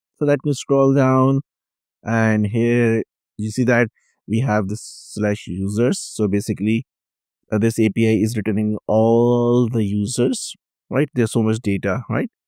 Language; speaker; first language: English; non-native, local second language; Urdu